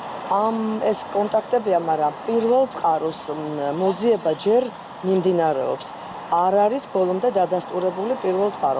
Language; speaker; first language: Georgian; native; Georgian